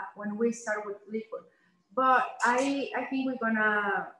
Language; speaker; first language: English; non-native, learner; Spanish